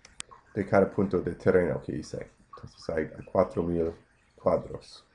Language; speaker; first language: Spanish; non-native, fluent; English